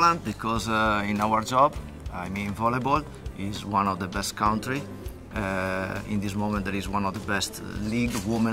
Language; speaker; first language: English; non-native, fluent; Italian